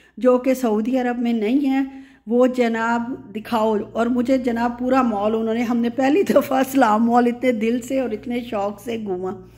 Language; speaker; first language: Hindi; native; Hindi